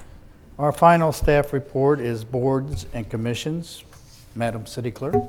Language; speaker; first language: English; native; English